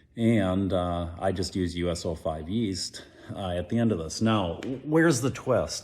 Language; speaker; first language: English; native; English